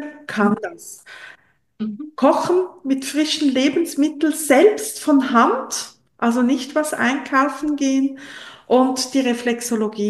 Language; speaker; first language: German; non-native, local second language; French